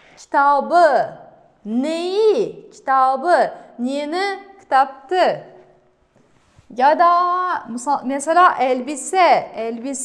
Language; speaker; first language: Turkish; non-native, fluent; Kazakh